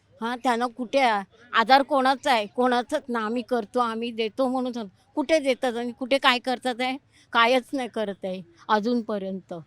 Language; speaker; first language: Marathi; native; Marathi